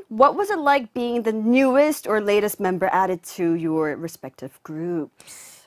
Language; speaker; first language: English; non-native, local second language; Korean